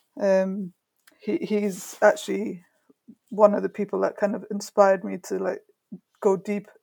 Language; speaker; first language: English; native; English